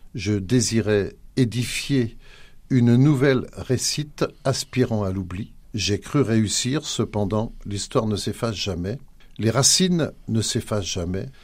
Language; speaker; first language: French; native; French